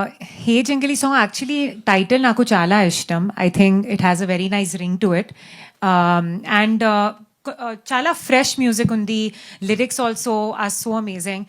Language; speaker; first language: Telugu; non-native, learner; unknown